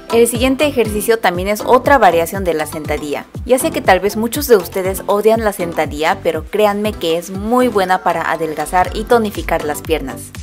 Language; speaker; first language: Spanish; non-native, fluent; Korean